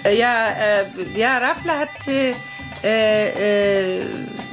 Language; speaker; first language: German; non-native, learner; Arabic